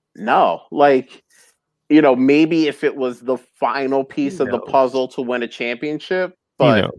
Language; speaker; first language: English; native; English